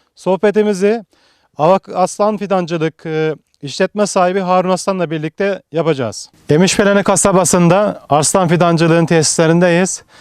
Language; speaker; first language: Turkish; native; Turkish